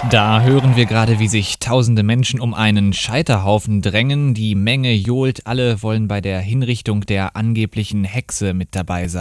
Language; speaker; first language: German; native; German